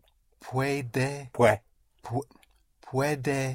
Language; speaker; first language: Spanish; non-native, learner; English